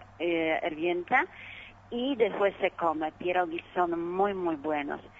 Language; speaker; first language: Spanish; non-native, fluent; Polish